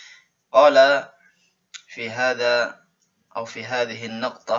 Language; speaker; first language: Arabic; non-native, fluent; Indonesian